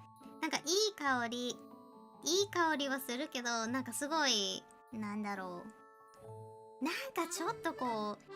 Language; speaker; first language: Japanese; native; Japanese